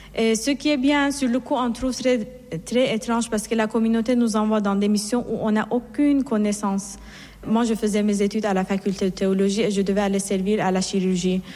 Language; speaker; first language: French; non-native, fluent; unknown